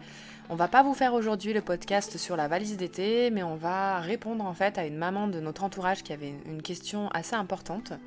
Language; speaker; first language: French; native; French